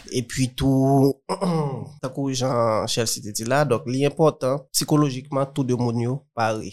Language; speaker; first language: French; non-native, local second language; Haitian Creole